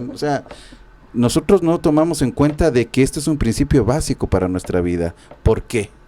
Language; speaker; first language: Spanish; native; Spanish